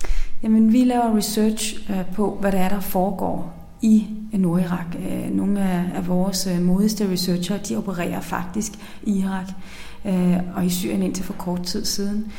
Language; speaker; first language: Danish; native; Danish